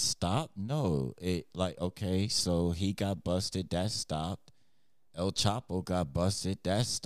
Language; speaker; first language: English; native; English